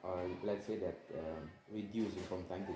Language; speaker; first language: English; non-native, learner; Indonesian